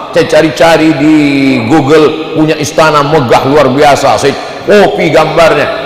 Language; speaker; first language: Indonesian; native; Indonesian